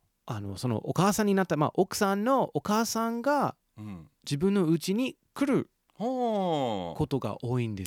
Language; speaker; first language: Japanese; non-native, fluent; English